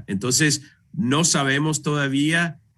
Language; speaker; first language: Spanish; non-native, fluent; English